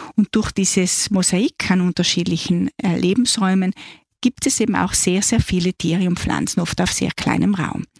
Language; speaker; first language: German; native; German